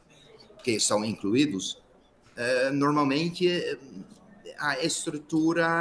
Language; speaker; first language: Portuguese; non-native, fluent; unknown